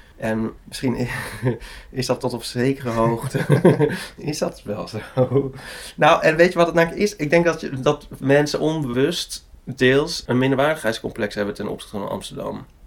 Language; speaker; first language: Dutch; native; Dutch